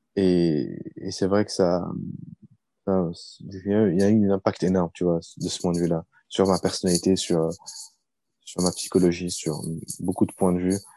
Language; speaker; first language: French; early bilingual, other home language; Arabic